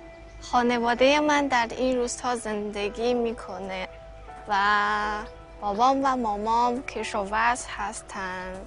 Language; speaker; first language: Persian; non-native, fluent; Chinese